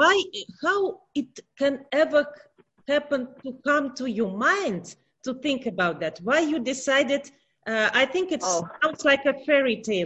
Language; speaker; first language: English; non-native, learner; Russian